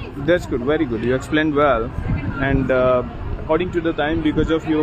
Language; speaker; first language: English; non-native, local second language; Hindi